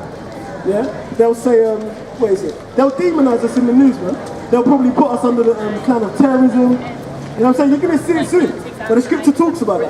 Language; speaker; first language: English; native; English